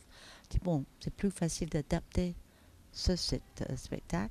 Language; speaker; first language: French; non-native, fluent; English